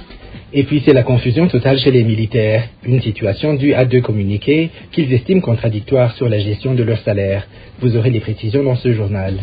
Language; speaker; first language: French; non-native, local second language; Rundi